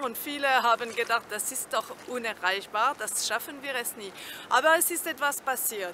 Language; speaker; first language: German; non-native, fluent; French